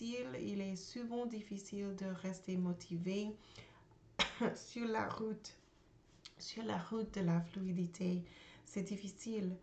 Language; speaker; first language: French; non-native, learner; English